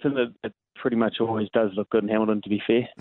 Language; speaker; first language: English; native; English